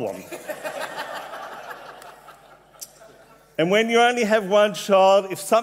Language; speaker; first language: English; native; English